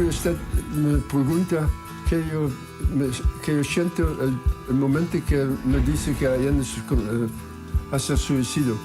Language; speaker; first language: Spanish; non-native, learner; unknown